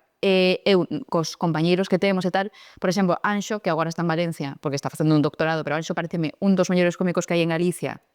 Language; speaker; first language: Galician; non-native, local second language; Spanish